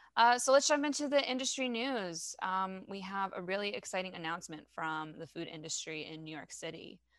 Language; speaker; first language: English; non-native, fluent; French